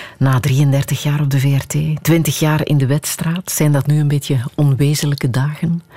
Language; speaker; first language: Dutch; native; Dutch